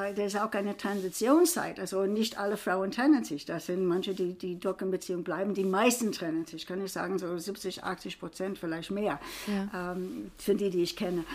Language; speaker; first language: German; non-native, fluent; English